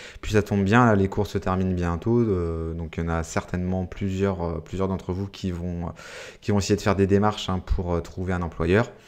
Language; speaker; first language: French; native; French